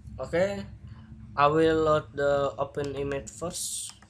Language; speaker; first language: English; non-native, learner; Indonesian